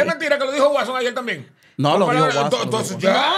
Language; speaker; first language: Spanish; native; Spanish